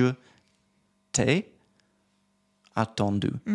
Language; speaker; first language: French; non-native, learner; English